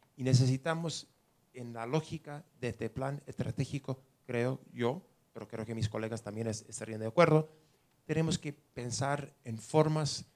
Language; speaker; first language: Spanish; non-native, fluent; English